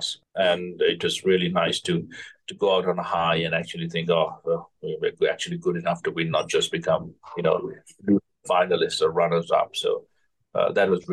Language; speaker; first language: English; non-native, local second language; Sinhala